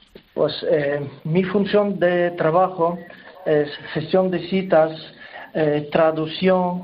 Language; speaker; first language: Spanish; non-native, learner; Ukrainian